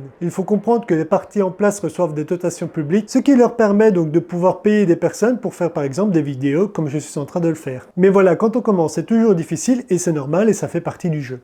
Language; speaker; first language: French; native; French